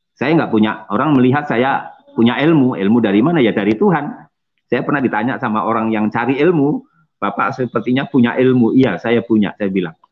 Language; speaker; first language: Indonesian; non-native, local second language; Javanese